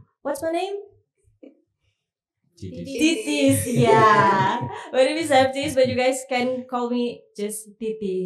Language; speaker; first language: English; non-native, fluent; Indonesian